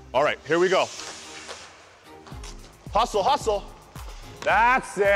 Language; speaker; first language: English; native; English